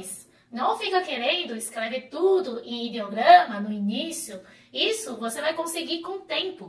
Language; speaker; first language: Portuguese; non-native, fluent; Chinese